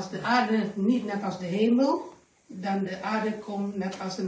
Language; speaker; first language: Dutch; non-native, learner; Indonesian